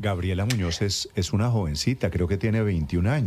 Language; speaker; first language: Spanish; native; Spanish